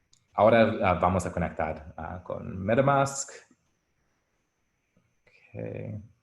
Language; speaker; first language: Spanish; non-native, learner; English